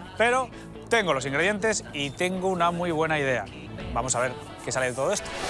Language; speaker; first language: Spanish; native; Spanish